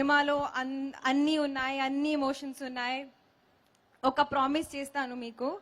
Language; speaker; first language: Telugu; non-native, local second language; Hindi